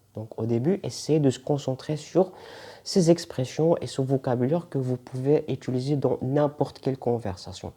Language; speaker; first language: French; non-native, local second language; Arabic